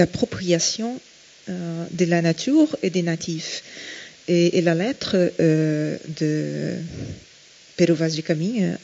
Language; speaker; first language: French; non-native, fluent; Portuguese